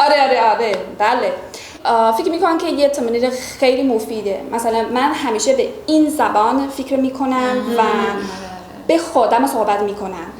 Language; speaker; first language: Persian; non-native, learner; Chinese